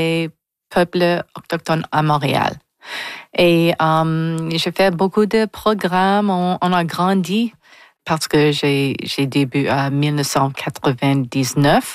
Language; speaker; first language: French; non-native, local second language; English